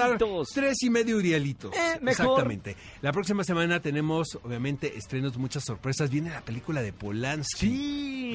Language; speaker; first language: Spanish; native; Spanish